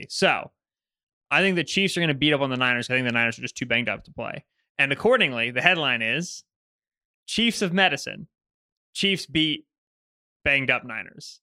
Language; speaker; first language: English; native; English